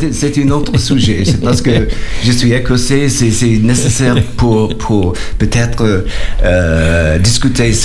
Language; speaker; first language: French; non-native, learner; English